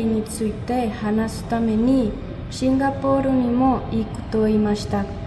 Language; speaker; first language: Japanese; non-native, learner; Spanish